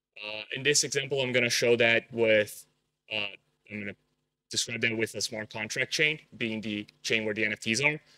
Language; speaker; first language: English; non-native, fluent; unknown